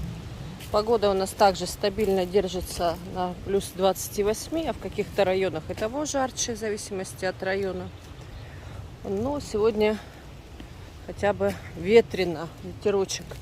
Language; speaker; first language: Russian; native; Russian